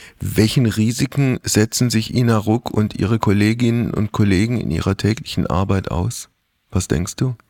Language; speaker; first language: German; native; German